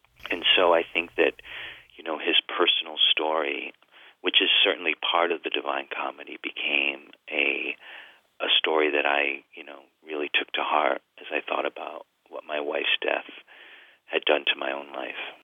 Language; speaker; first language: English; native; English